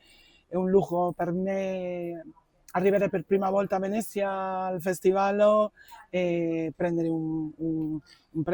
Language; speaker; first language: Italian; non-native, fluent; Spanish